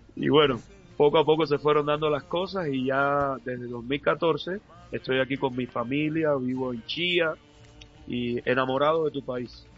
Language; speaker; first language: Spanish; native; Spanish